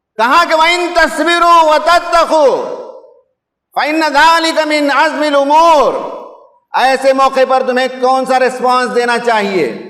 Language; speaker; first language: Urdu; native; Urdu